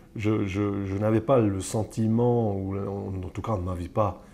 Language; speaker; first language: French; native; French